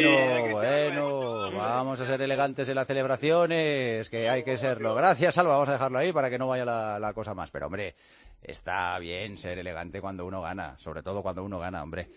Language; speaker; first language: Spanish; native; Spanish